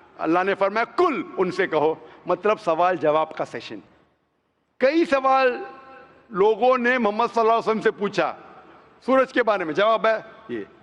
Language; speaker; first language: Hindi; non-native, local second language; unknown